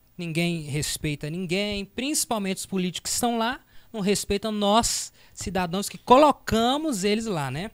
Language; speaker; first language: Portuguese; native; Portuguese